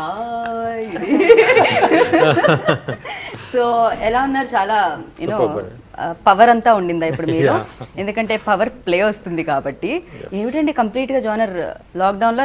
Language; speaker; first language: Telugu; native; Telugu